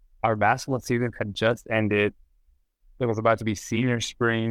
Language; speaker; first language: English; native; English